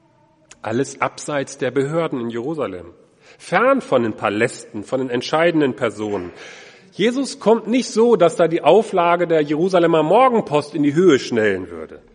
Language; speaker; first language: German; native; German